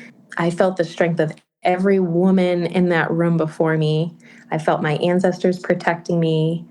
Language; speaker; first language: English; native; English